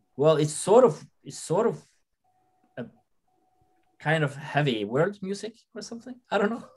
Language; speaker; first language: English; non-native, fluent; Norwegian